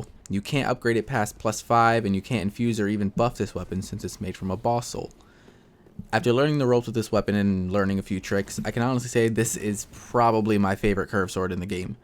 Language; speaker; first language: English; native; English